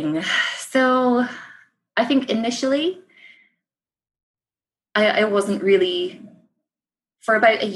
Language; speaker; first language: English; native; English